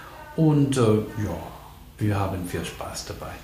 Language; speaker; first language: German; non-native, fluent; English